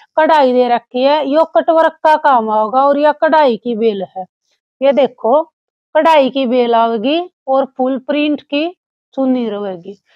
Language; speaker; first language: Hindi; native; Hindi